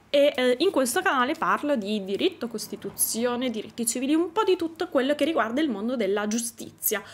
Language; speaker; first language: Italian; native; Italian